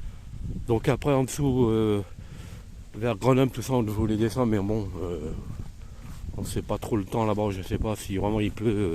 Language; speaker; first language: French; native; French